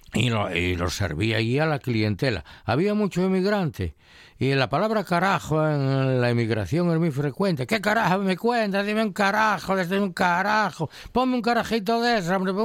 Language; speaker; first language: Spanish; native; Spanish